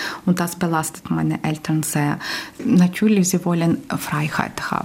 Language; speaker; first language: German; non-native, learner; Ukrainian